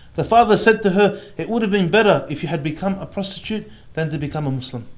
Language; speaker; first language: English; native; English